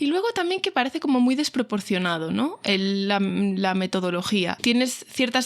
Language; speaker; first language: Spanish; native; Spanish